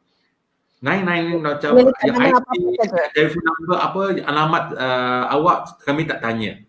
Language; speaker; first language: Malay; non-native, local second language; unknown